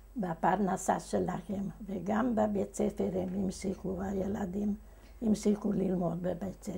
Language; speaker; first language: Hebrew; non-native, fluent; Hungarian